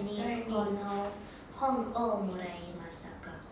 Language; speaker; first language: Japanese; non-native, learner; English